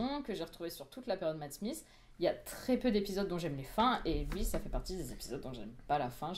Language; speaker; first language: French; native; French